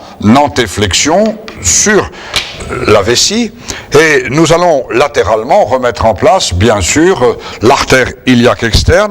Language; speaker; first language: French; native; French